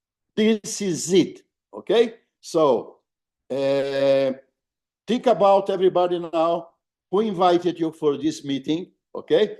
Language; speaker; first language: English; non-native, fluent; Portuguese